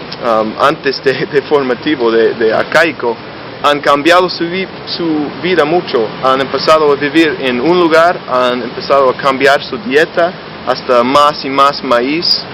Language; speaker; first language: Spanish; non-native, fluent; English